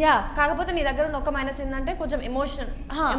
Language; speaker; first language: Telugu; native; Telugu